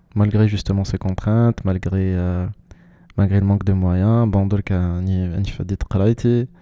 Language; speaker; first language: French; non-native, local second language; Arabic